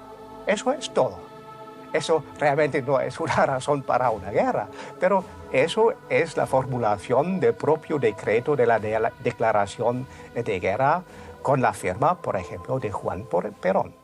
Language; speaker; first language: Spanish; non-native, fluent; German